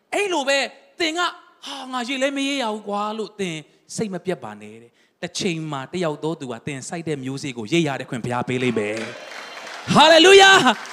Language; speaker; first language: Burmese; non-native, local second language; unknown